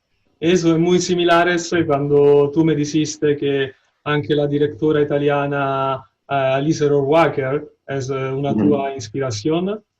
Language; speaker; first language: Spanish; non-native, learner; Italian